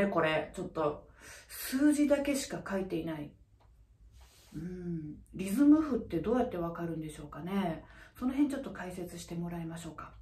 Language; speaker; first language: Japanese; native; Japanese